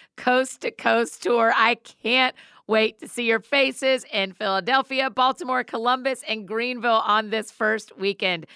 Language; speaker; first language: English; native; English